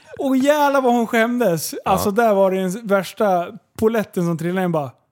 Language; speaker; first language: Swedish; native; Swedish